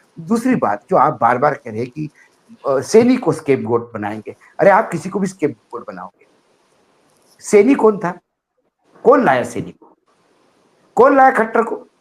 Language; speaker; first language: Hindi; non-native, local second language; Marathi